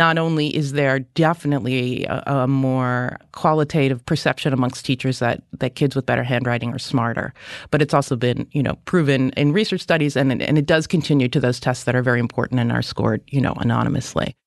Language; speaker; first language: English; native; English